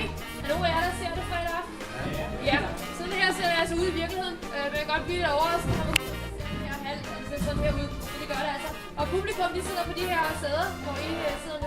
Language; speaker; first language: Danish; native; Danish